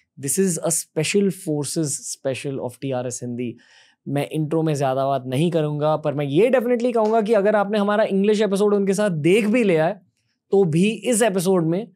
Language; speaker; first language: Hindi; native; Hindi